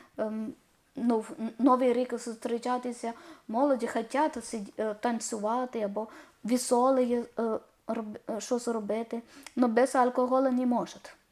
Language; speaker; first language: Ukrainian; non-native, learner; Malayalam